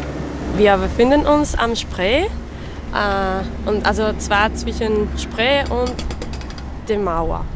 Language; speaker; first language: German; non-native, learner; French